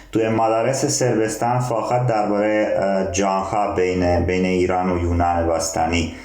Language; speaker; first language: Persian; non-native, learner; Serbian